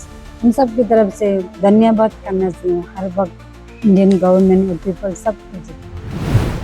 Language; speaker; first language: Hindi; non-native, local second language; Tibetan